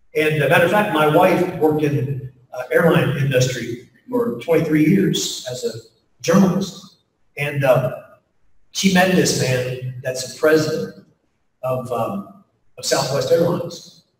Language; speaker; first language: English; native; English